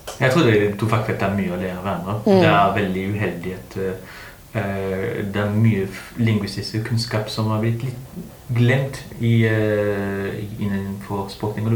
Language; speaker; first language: Norwegian; non-native, fluent; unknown